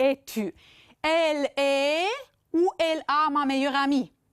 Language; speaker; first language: French; non-native, fluent; Romanian